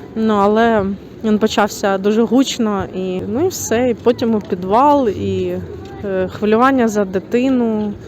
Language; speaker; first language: Ukrainian; native; Ukrainian